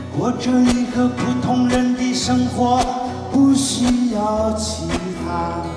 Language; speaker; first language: Chinese; native; Chinese